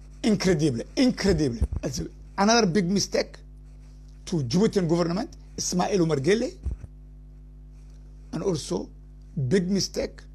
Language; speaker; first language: English; non-native, learner; Somali